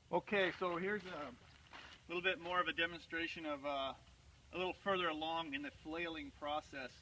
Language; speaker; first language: English; native; English